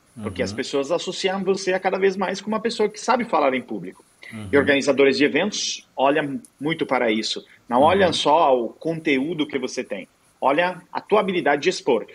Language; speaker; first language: Portuguese; non-native, fluent; Italian